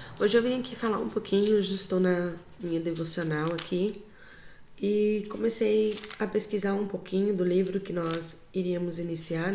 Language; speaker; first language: Portuguese; native; Portuguese